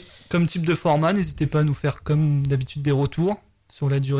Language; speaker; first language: French; native; French